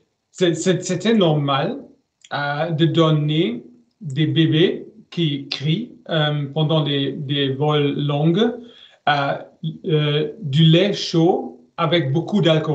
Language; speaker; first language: French; non-native, learner; German